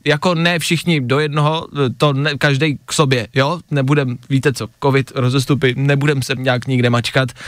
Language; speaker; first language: Czech; native; Czech